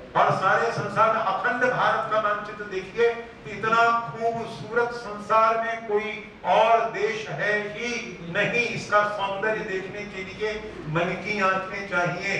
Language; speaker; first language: Hindi; non-native, local second language; Gujarati